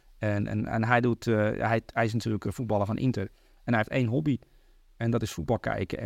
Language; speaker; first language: Dutch; early bilingual, other home language; Turkish